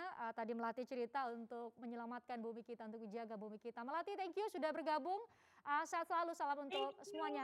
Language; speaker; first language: Indonesian; native; Indonesian